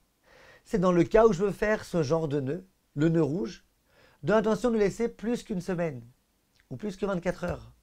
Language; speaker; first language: French; native; French